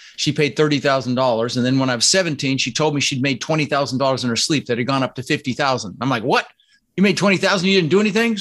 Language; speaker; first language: English; early bilingual, other home language; Dutch